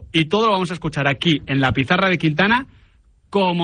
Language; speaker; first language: Spanish; native; Spanish